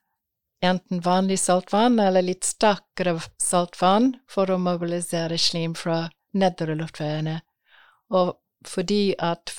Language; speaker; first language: Norwegian; non-native, fluent; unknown